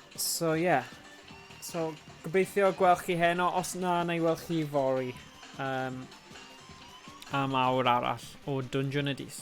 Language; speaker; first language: Welsh; native; Welsh